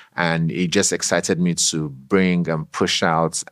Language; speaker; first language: English; non-native, local second language; Yoruba